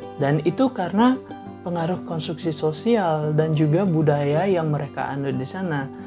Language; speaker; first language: Indonesian; non-native, local second language; Balinese